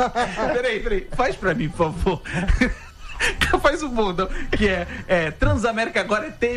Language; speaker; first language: Portuguese; native; Portuguese